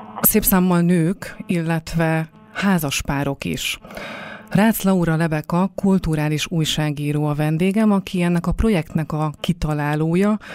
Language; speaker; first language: Hungarian; native; Hungarian